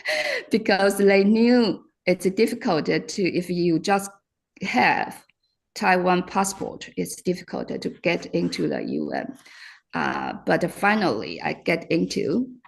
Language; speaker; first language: English; non-native, fluent; Chinese